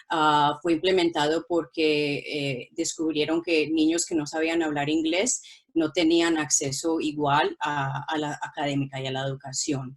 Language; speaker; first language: Spanish; non-native, local second language; English